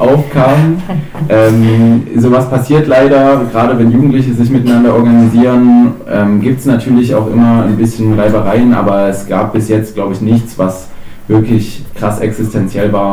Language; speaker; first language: German; native; German